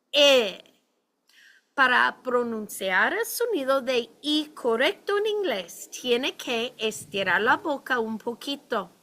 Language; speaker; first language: Spanish; non-native, fluent; English